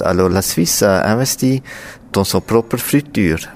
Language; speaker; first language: French; non-native, local second language; German